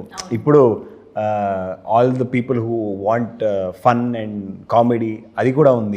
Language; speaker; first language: Telugu; non-native, learner; Kannada